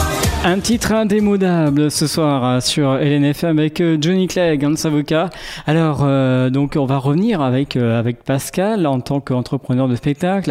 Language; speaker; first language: French; native; French